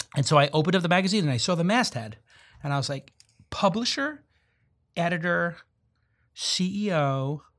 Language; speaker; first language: English; native; English